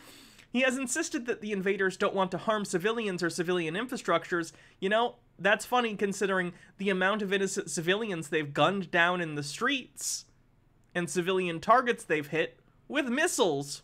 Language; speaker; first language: English; native; English